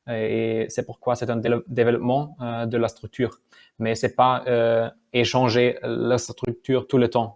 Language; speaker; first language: French; non-native, learner; German